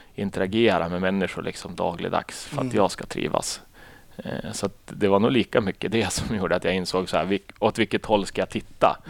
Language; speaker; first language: Swedish; native; Swedish